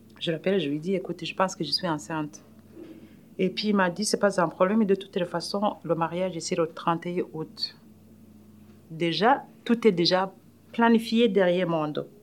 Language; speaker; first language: French; non-native, local second language; Rundi